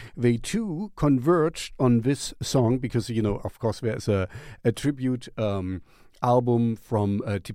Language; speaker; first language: English; non-native, fluent; German